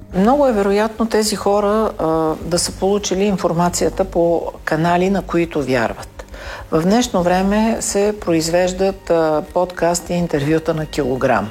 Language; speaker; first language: Bulgarian; native; Bulgarian